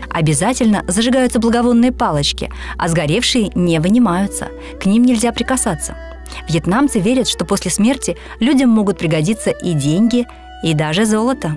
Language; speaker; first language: Russian; native; Russian